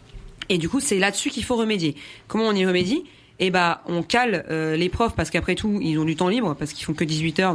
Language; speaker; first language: French; native; French